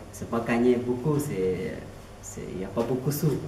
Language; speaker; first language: French; non-native, learner; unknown